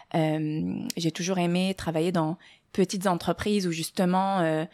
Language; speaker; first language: French; non-native, local second language; Arabic